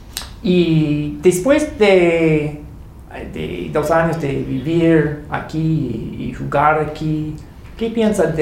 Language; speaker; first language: Spanish; non-native, fluent; English